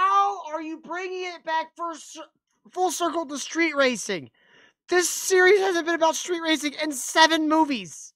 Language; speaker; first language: English; native; English